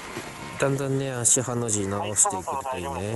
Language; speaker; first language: Japanese; native; Japanese